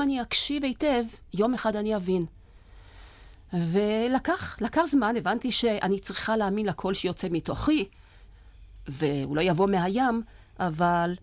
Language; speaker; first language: Hebrew; non-native, local second language; French